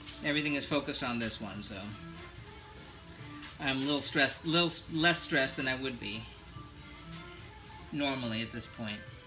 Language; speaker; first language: English; native; English